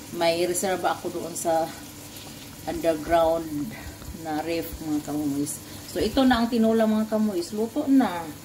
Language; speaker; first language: Filipino; non-native, local second language; Cebuano